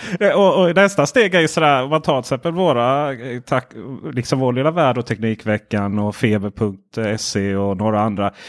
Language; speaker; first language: Swedish; native; Swedish